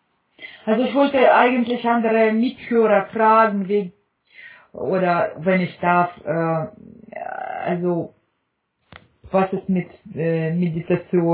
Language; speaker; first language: German; non-native, fluent; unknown